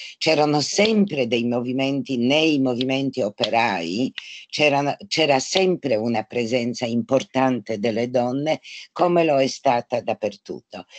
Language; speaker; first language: Italian; non-native, fluent; Polish